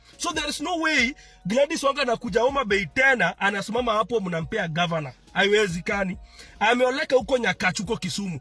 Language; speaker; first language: Swahili; non-native, local second language; Luo (Kenya and Tanzania)